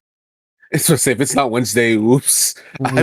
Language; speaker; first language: English; native; English